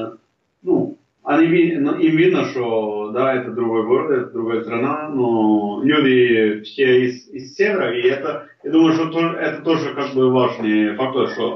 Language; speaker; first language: Russian; non-native, fluent; Norwegian